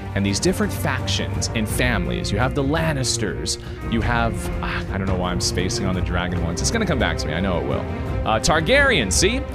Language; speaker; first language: English; native; English